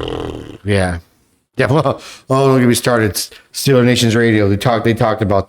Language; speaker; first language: English; native; English